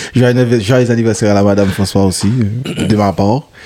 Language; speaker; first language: French; non-native, local second language; Haitian Creole